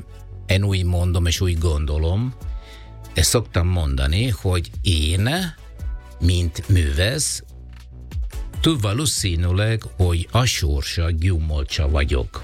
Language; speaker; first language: Hungarian; non-native, fluent; Italian